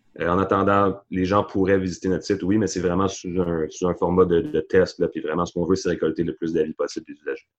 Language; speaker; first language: French; native; French